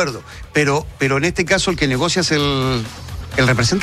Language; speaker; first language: Spanish; native; Spanish